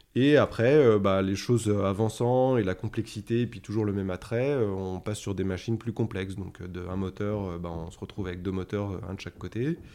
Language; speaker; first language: French; native; French